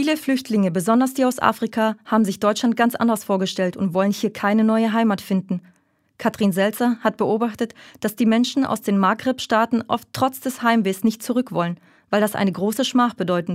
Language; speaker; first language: German; native; German